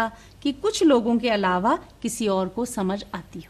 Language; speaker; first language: Urdu; native; Urdu